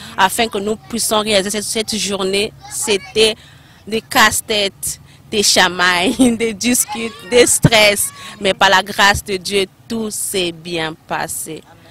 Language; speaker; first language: French; non-native, local second language; Lingala